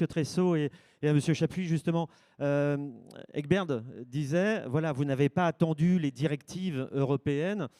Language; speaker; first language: French; native; French